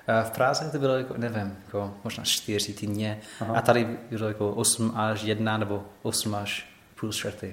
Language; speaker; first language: Czech; non-native, learner; English